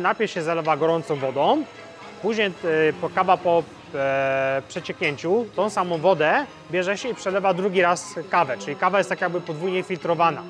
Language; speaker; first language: Polish; native; Polish